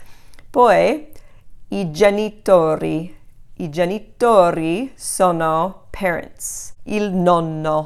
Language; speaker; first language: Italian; non-native, fluent; English